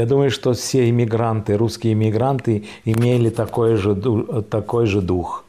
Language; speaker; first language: Russian; early bilingual, heritage; French